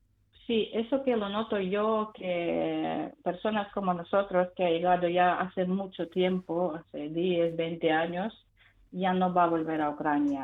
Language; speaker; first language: Spanish; non-native, fluent; Ukrainian